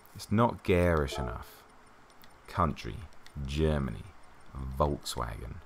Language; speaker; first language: English; native; English